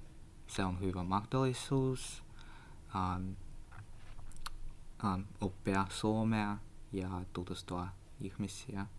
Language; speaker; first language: Finnish; non-native, learner; Russian